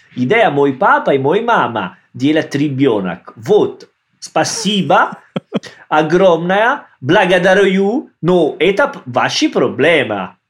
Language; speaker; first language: Russian; non-native, learner; Italian